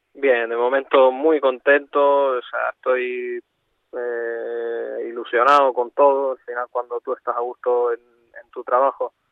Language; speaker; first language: Spanish; native; Spanish